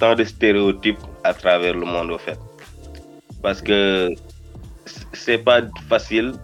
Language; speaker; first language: French; non-native, local second language; Wolof